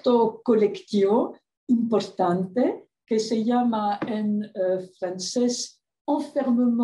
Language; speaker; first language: Spanish; non-native, fluent; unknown